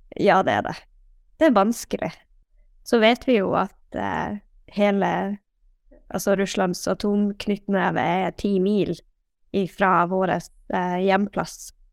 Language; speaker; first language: Norwegian; native; Norwegian